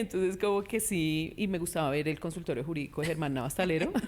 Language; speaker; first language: Spanish; native; Spanish